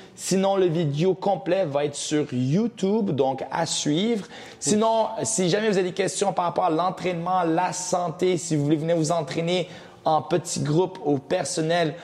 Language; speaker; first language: French; early bilingual, other home language; Portuguese